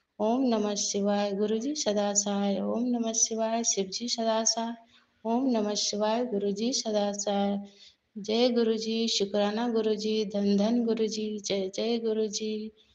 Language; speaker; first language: Hindi; native; Hindi